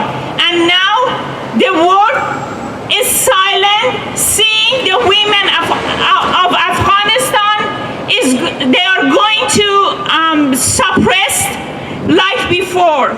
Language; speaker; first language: English; non-native, fluent; Persian